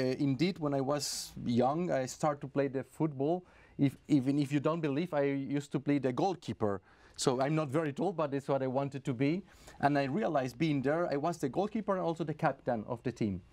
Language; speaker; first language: English; non-native, fluent; Spanish